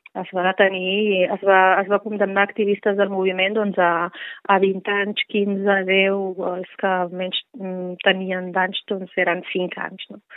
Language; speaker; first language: Catalan; non-native, fluent; Riffian